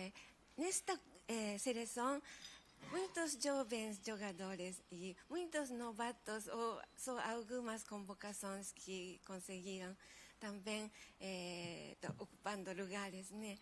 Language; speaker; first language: Portuguese; non-native, fluent; Japanese